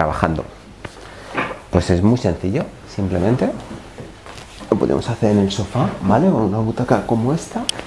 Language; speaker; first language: Spanish; native; Spanish